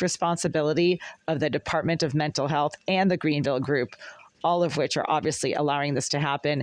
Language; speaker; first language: English; native; English